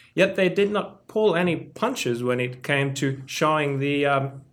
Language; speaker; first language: English; non-native, fluent; Finnish